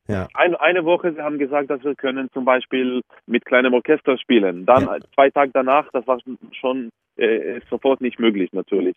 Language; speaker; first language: German; non-native, fluent; Hebrew